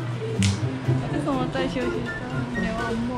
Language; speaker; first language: Chinese; non-native, learner; Korean